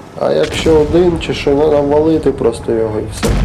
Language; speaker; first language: Ukrainian; native; Ukrainian